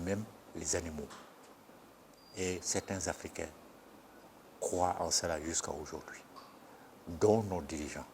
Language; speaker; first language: French; non-native, local second language; Bambara